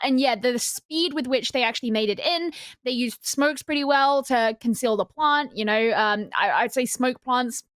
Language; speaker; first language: English; native; English